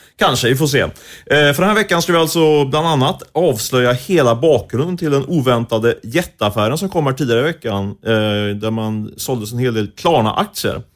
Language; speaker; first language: Swedish; native; Swedish